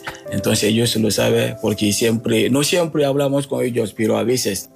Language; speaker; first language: Spanish; non-native, learner; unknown